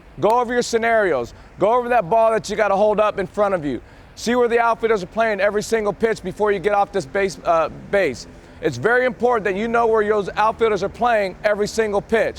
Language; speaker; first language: English; native; English